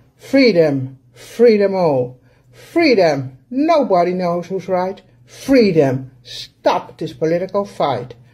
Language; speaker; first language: English; non-native, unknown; Dutch